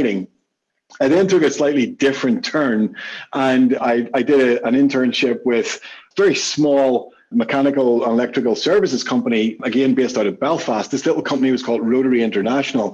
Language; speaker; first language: English; native; English